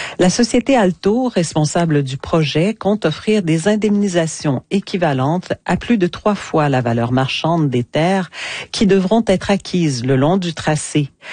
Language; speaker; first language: French; native; French